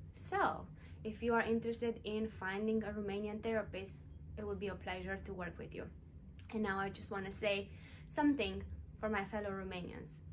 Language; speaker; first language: English; non-native, fluent; Romanian